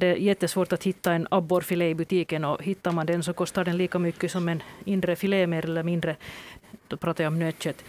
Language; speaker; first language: Swedish; native; Swedish